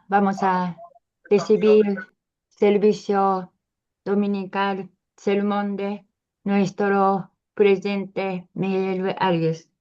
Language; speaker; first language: Spanish; non-native, learner; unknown